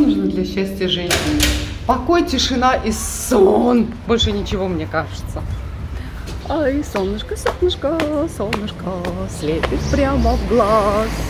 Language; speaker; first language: Russian; native; Russian